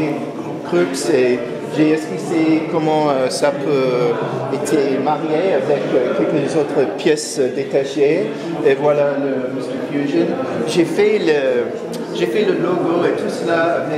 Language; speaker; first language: French; non-native, fluent; English